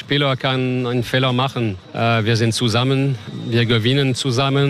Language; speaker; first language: German; non-native, learner; French